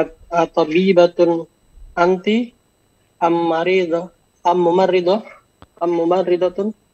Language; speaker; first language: Arabic; non-native, learner; Indonesian